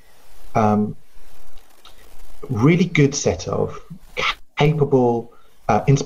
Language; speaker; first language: English; non-native, local second language; Punjabi